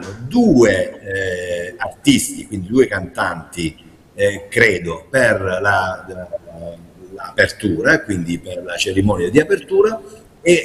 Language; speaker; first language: Italian; native; Italian